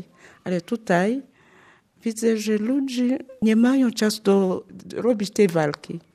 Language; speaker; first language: Polish; non-native, learner; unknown